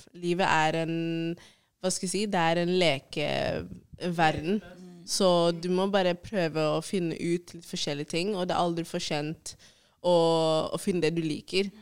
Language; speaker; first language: Norwegian; early bilingual, other home language; Swahili